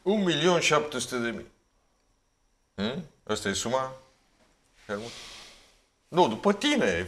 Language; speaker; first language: Romanian; native; Romanian